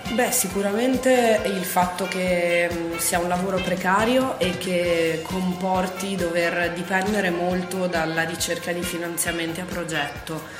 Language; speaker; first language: Italian; native; Italian